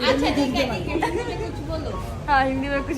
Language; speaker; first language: Hindi; non-native, learner; Bangla